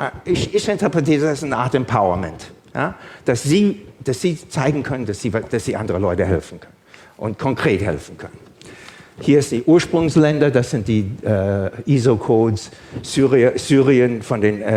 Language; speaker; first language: German; non-native, fluent; English